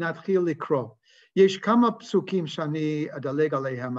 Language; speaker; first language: Hebrew; non-native, fluent; English